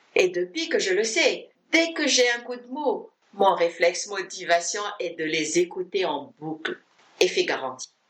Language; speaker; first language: French; non-native, fluent; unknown